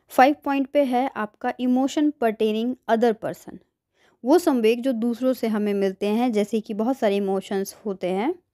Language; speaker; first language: Hindi; native; Hindi